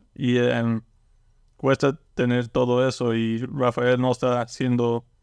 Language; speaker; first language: Spanish; early bilingual, heritage; Spanish